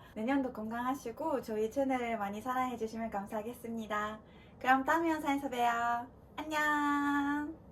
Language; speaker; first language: Korean; non-native, fluent; Japanese